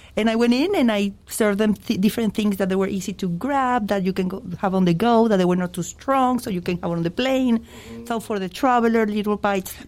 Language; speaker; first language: English; non-native, fluent; Spanish